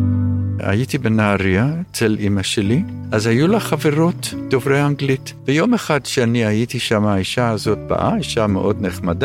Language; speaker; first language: Hebrew; early bilingual, other home language; English